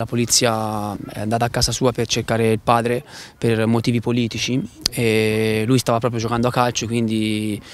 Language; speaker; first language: Italian; native; Italian